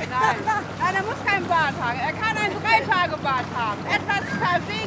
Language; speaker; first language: German; native; German